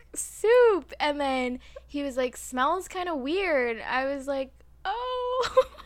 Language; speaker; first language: English; native; English